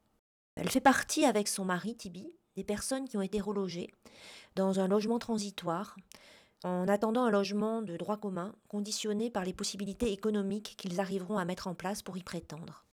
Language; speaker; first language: French; native; French